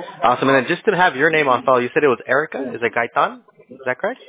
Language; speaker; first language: English; early bilingual, other home language; Spanish